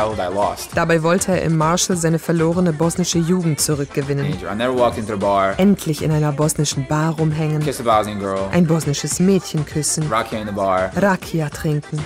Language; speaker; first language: German; native; German